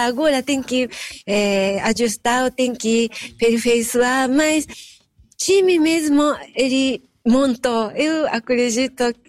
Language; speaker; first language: Portuguese; non-native, fluent; Japanese